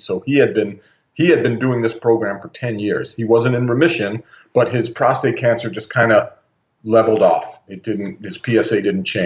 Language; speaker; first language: English; native; English